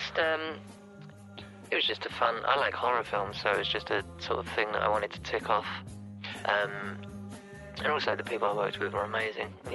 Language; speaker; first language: English; native; English